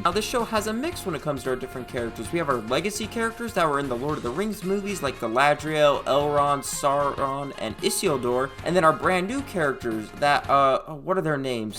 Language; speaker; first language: English; native; English